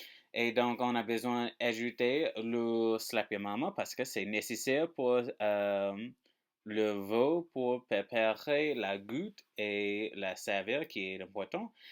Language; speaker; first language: French; non-native, learner; English